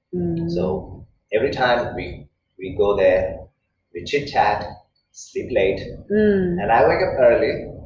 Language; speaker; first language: English; non-native, local second language; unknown